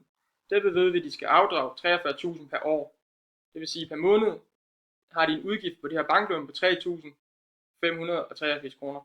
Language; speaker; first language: Danish; native; Danish